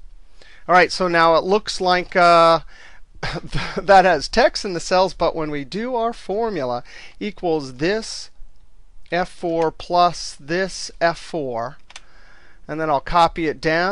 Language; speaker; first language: English; native; English